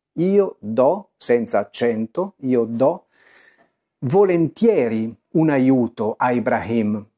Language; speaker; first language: Italian; native; Italian